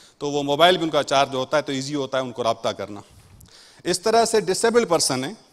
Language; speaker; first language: Urdu; non-native, local second language; Sindhi